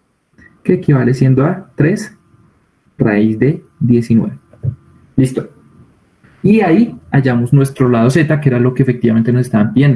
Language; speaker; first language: Spanish; native; Spanish